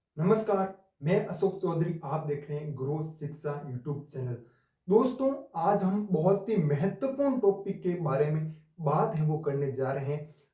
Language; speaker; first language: Hindi; native; Hindi